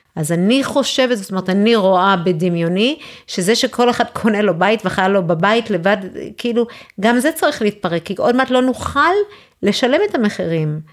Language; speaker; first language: Hebrew; early bilingual, other home language; English